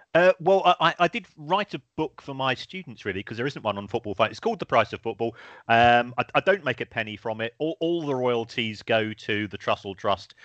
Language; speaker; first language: English; native; English